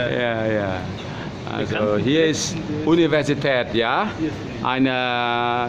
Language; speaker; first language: German; non-native, learner; Thai